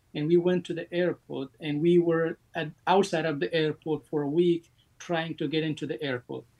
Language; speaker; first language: English; non-native, fluent; Persian